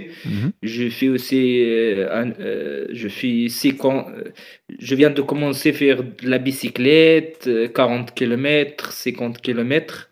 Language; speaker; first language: French; non-native, learner; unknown